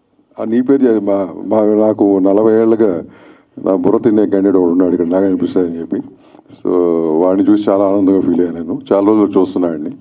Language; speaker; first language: Telugu; native; Telugu